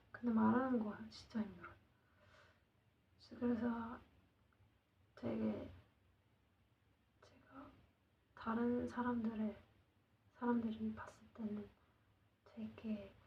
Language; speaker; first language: Korean; non-native, learner; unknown